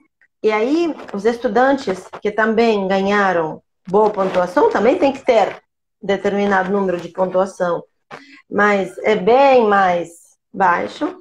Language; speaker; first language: Portuguese; non-native, fluent; Russian